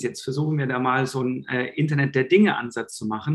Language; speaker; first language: German; native; German